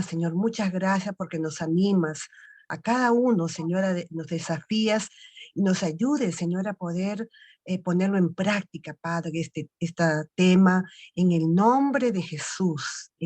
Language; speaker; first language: Spanish; native; Spanish